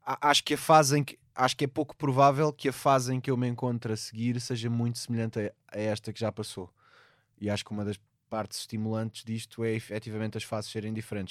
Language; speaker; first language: Portuguese; native; Portuguese